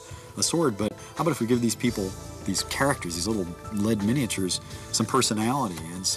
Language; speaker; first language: English; native; English